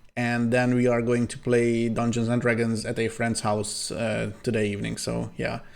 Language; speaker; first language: English; non-native, fluent; Hungarian